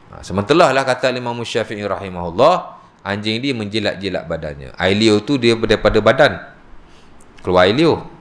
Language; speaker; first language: Malay; native; Malay